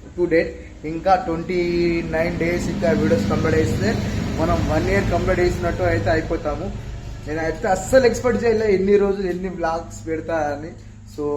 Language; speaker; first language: Telugu; native; Telugu